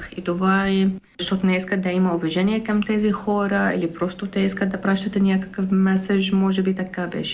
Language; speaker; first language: Bulgarian; non-native, fluent; Arabic